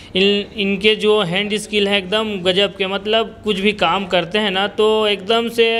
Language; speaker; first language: Hindi; native; Hindi